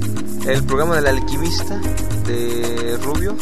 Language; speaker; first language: Spanish; native; Spanish